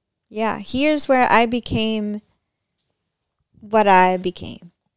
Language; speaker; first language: English; non-native, fluent; Spanish